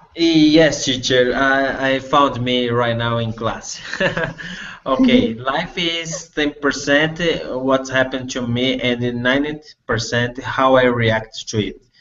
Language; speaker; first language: English; non-native, learner; Portuguese